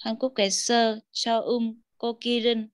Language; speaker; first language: Korean; non-native, learner; Vietnamese